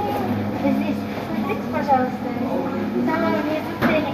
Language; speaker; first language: Russian; non-native, fluent; Tajik